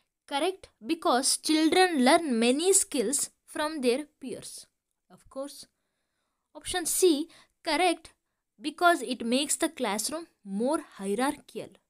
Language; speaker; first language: English; non-native, local second language; Kannada